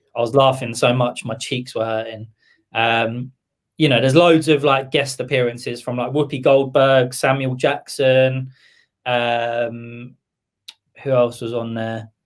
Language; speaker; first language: English; native; English